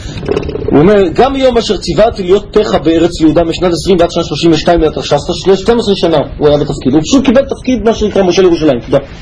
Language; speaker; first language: Hebrew; native; Hebrew